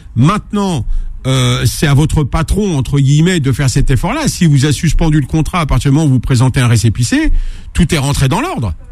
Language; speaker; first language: French; native; French